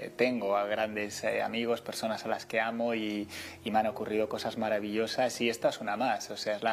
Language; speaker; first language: Spanish; native; Spanish